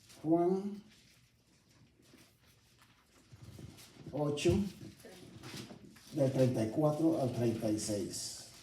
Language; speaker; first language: Spanish; native; Spanish